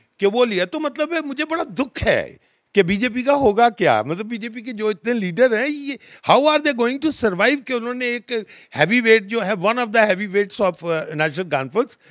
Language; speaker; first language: Hindi; non-native, local second language; Dogri